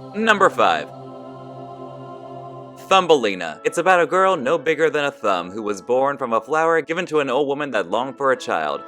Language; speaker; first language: English; native; English